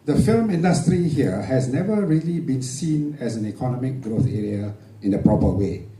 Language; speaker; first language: English; non-native, local second language; Malay